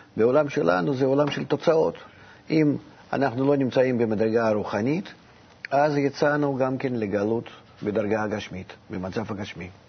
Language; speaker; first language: Hebrew; non-native, fluent; Russian